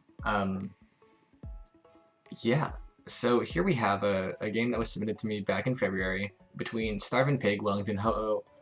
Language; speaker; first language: English; native; English